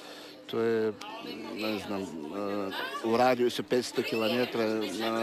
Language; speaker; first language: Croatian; non-native, fluent; Russian